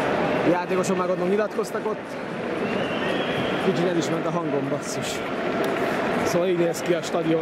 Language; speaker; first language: Hungarian; native; Hungarian